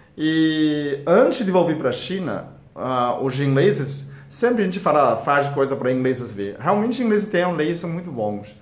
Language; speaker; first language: Portuguese; non-native, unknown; Chinese